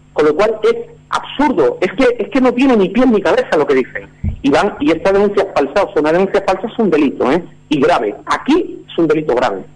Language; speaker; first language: Spanish; native; Spanish